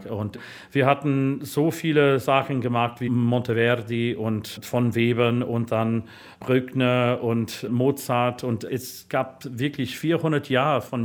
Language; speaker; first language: German; non-native, learner; English